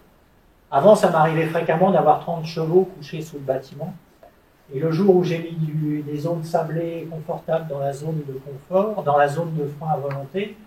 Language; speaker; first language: French; native; French